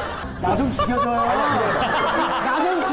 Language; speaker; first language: Korean; native; Korean